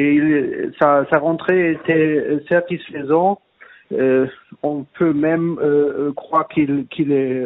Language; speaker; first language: French; non-native, fluent; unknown